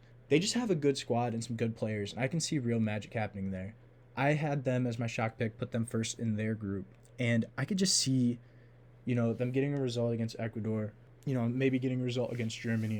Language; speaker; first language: English; native; English